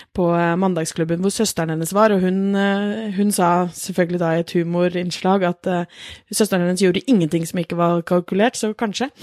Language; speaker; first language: Norwegian; native; Norwegian